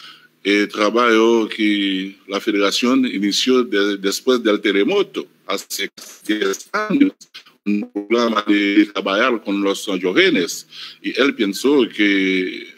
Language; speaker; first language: Spanish; non-native, fluent; Haitian Creole